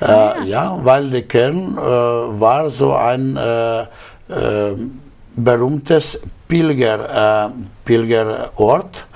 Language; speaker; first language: German; non-native, learner; Slovenian